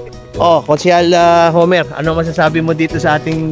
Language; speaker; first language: Filipino; native; Filipino